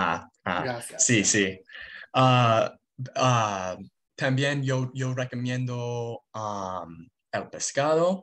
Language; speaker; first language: Spanish; non-native, learner; English